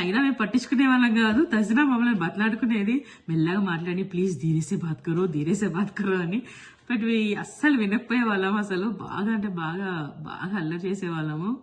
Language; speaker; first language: Telugu; native; Telugu